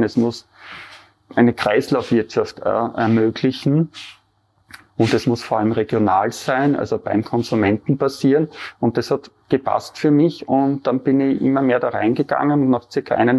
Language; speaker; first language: German; native; German